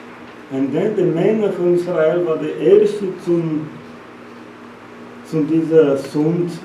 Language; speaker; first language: German; non-native, learner; Portuguese